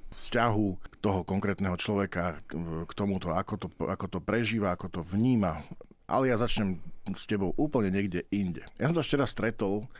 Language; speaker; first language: Slovak; native; Slovak